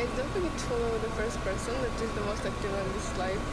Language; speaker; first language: English; non-native, learner; Romanian